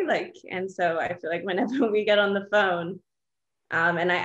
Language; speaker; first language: English; native; English